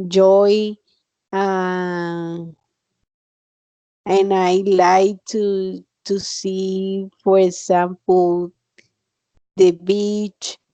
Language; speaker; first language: English; non-native, learner; Spanish